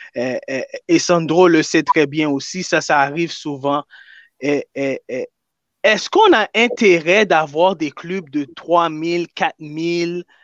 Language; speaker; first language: French; native; French